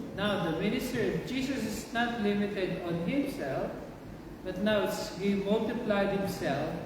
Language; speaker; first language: English; non-native, local second language; Filipino